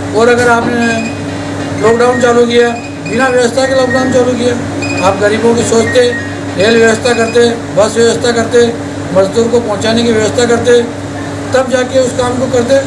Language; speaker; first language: Hindi; native; Hindi